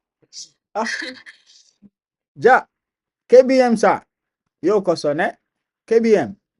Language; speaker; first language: Japanese; non-native, learner; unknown